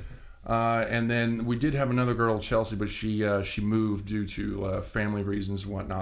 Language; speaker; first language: English; native; English